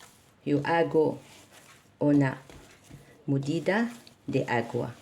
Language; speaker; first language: Spanish; non-native, learner; Arabic